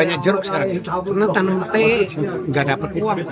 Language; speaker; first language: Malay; non-native, local second language; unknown